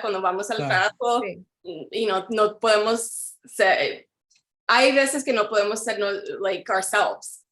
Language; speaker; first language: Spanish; early bilingual, heritage; Spanish